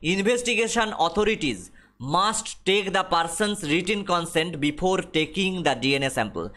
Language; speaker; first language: English; non-native, local second language; Bangla